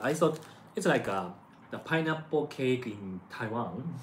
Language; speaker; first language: English; non-native, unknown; Japanese